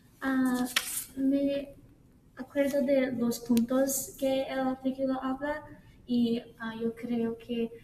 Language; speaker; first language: Spanish; non-native, learner; English